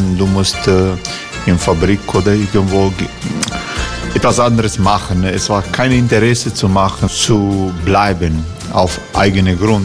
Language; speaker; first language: German; non-native, fluent; Croatian